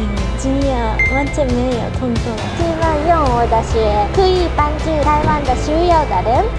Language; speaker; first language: Chinese; non-native, learner; Japanese